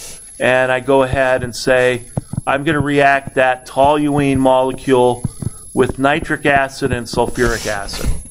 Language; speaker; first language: English; native; English